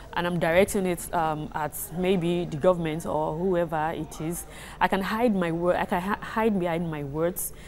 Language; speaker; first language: English; non-native, local second language; Yoruba